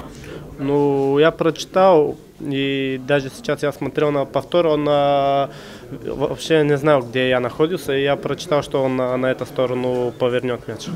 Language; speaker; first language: Russian; non-native, learner; Bulgarian